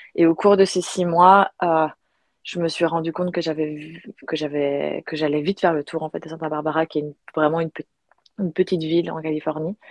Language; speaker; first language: French; native; French